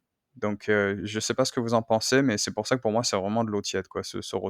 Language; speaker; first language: French; native; French